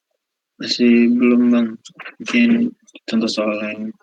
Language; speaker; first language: Indonesian; native; Indonesian